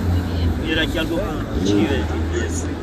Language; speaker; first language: Spanish; non-native, learner; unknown